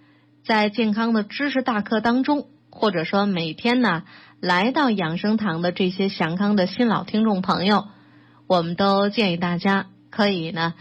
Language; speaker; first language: Chinese; native; Chinese